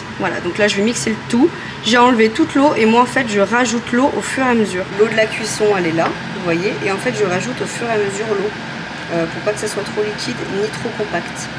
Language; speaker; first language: French; native; French